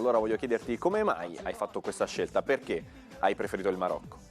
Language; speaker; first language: Italian; native; Italian